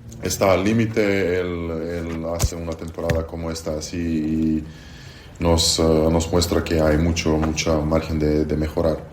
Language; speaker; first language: Spanish; non-native, fluent; Serbian